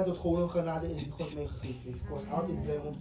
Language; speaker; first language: Dutch; non-native, fluent; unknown